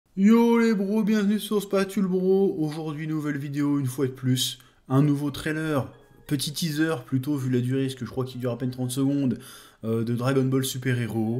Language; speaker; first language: French; native; French